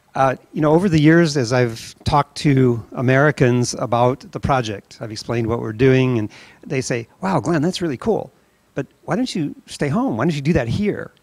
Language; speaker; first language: English; native; English